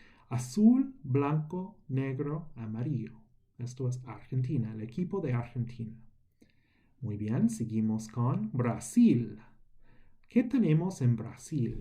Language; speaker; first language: Spanish; non-native, fluent; English